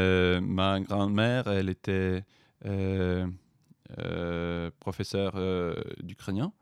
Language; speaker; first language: French; non-native, fluent; Ukrainian